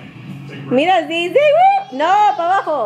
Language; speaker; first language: Spanish; early bilingual, heritage; Spanish